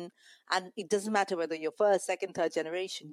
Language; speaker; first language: English; non-native, local second language; Malayalam